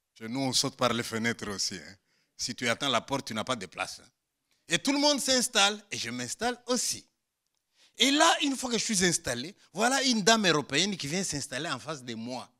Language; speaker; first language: French; non-native, local second language; Luba-Lulua